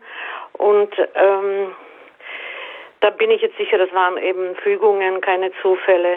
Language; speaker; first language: German; native; German